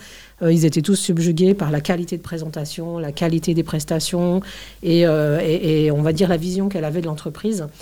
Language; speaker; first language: French; native; French